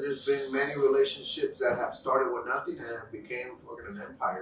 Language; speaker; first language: English; early bilingual, other home language; Spanish